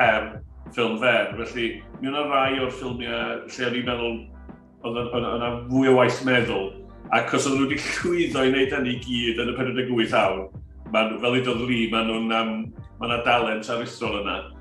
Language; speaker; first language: Welsh; native; Welsh